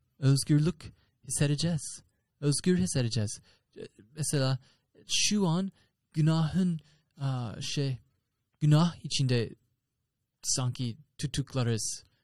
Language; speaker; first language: Turkish; non-native, fluent; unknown